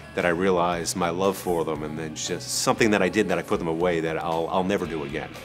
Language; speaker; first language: English; native; English